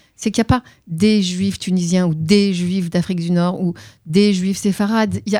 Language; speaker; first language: French; native; French